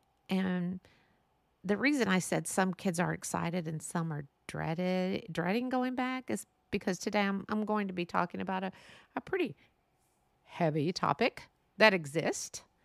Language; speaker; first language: English; native; English